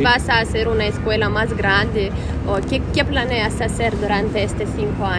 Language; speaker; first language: Spanish; non-native, fluent; Russian